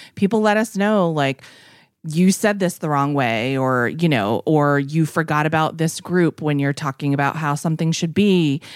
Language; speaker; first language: English; native; English